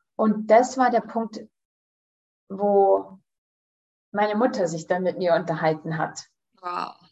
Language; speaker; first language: German; early bilingual, heritage; German